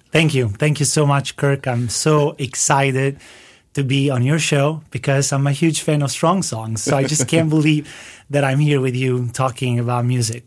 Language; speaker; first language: English; non-native, fluent; Italian